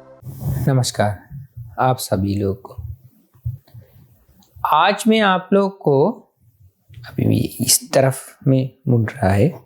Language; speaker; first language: Hindi; non-native, fluent; Sinhala